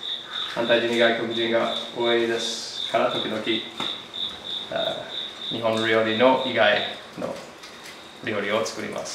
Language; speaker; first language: Japanese; non-native, learner; English